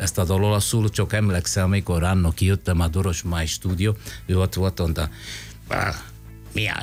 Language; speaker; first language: Hungarian; non-native, fluent; Italian